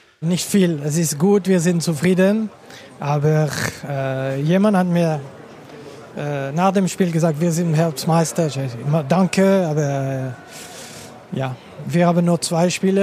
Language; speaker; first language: German; non-native, local second language; French